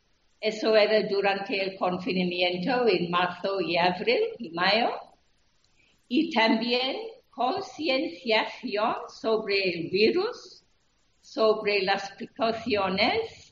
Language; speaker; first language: Spanish; non-native, fluent; English